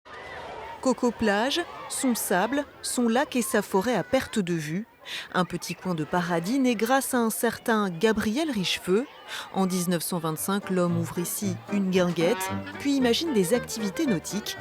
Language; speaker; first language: French; native; French